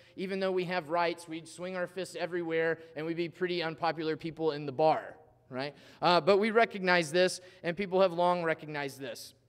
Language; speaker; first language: English; native; English